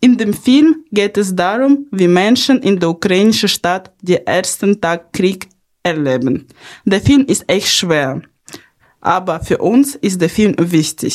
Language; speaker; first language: German; non-native, fluent; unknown